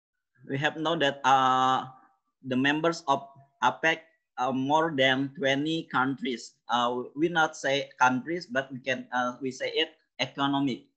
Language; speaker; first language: English; non-native, learner; Indonesian